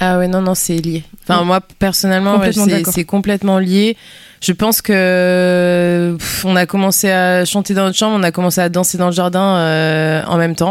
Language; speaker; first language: French; early bilingual, other home language; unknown